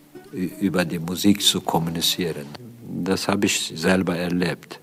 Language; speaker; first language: German; non-native, fluent; Turkish